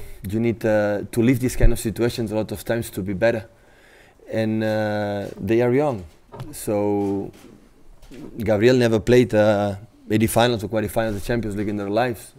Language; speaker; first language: English; non-native, fluent; Catalan